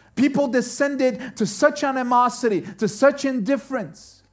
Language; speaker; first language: English; early bilingual, other home language; German